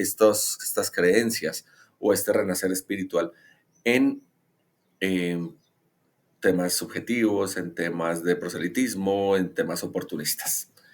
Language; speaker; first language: Spanish; native; Spanish